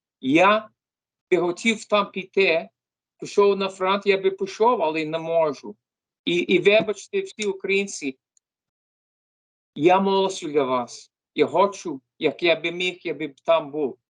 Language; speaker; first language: Ukrainian; early bilingual, heritage; English